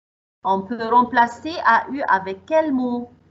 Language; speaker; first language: French; non-native, fluent; Arabic